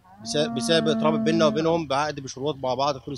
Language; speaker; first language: Arabic; native; Arabic